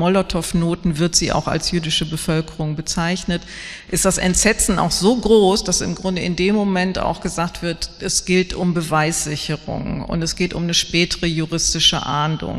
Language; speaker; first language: German; native; German